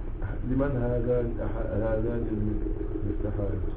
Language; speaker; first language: Arabic; non-native, learner; French